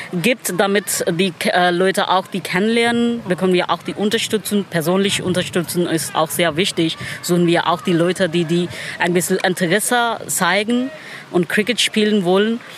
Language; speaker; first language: German; non-native, learner; Pashto